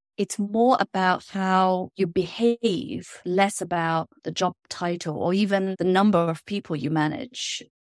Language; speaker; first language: English; non-native, local second language; Chinese